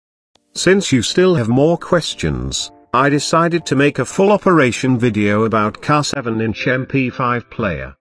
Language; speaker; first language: English; non-native, fluent; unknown